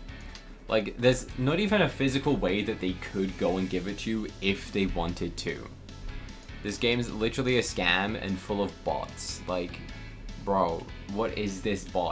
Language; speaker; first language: English; native; English